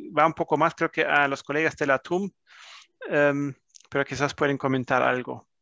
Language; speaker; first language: Spanish; non-native, fluent; German